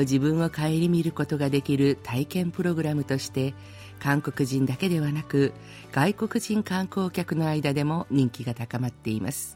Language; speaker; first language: Japanese; native; Japanese